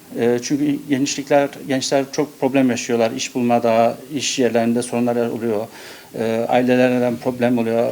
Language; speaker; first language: Turkish; early bilingual, heritage; Turkish